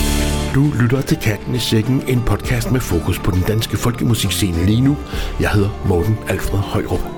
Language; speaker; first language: Danish; native; Danish